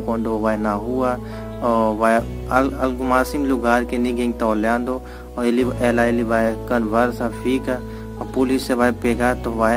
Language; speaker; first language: Portuguese; non-native, learner; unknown